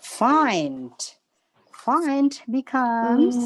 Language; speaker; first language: English; non-native, local second language; Indonesian